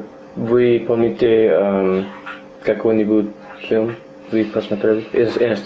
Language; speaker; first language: Russian; non-native, learner; English